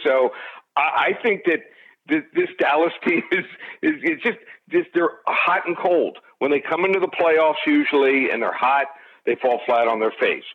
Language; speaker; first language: English; native; English